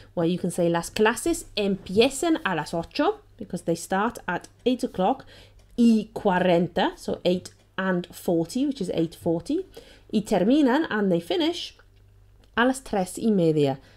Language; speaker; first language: English; native; English